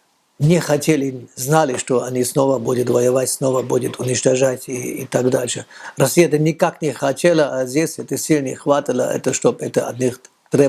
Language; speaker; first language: Russian; non-native, fluent; German